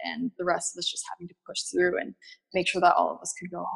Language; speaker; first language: English; native; English